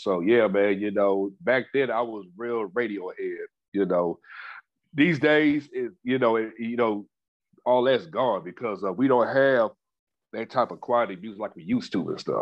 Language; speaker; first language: English; native; English